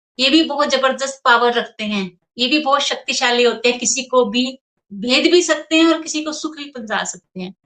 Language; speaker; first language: Hindi; native; Hindi